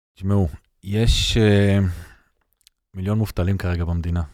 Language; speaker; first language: Hebrew; native; Hebrew